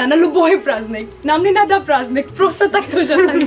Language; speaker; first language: Russian; non-native, learner; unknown